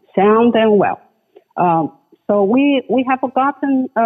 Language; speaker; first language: English; non-native, fluent; Chinese